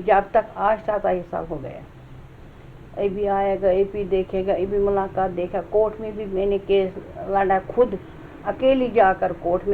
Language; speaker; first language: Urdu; non-native, local second language; Kashmiri